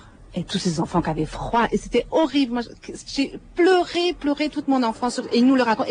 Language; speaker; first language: French; native; French